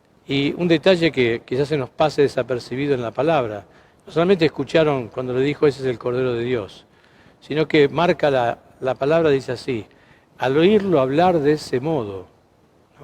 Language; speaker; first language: Spanish; native; Spanish